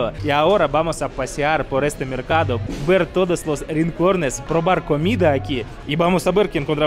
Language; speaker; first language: Spanish; non-native, fluent; Russian